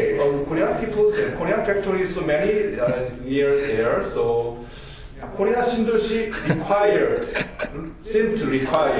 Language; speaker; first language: English; non-native, learner; Korean